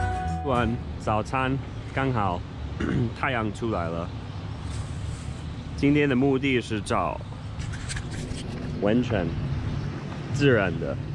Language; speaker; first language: Chinese; non-native, fluent; English